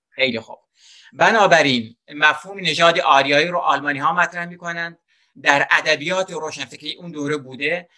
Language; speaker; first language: Persian; non-native, local second language; Kurdish